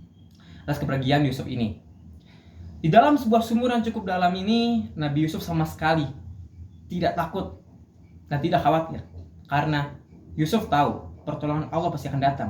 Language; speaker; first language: Indonesian; native; Indonesian